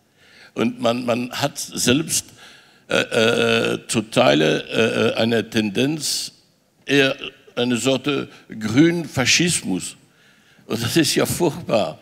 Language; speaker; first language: German; non-native, fluent; French